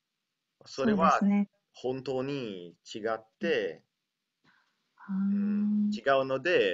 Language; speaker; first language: Japanese; non-native, learner; Italian